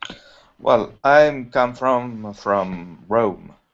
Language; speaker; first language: English; non-native, learner; Italian